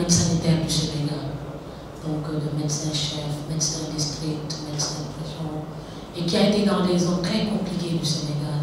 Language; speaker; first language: French; non-native, local second language; Wolof